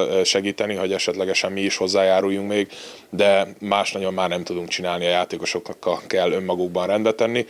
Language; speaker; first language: Hungarian; native; Hungarian